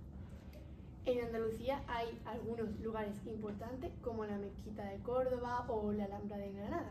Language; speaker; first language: Spanish; native; Spanish